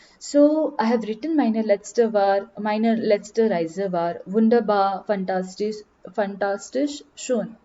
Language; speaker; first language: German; non-native, learner; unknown